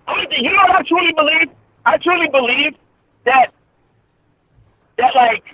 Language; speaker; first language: English; native; English